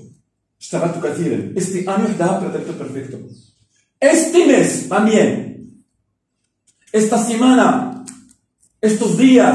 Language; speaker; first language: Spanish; non-native, fluent; Arabic